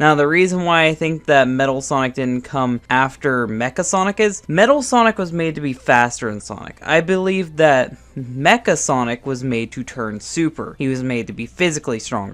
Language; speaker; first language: English; native; English